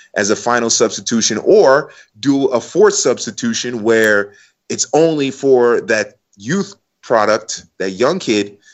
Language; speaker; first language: English; native; English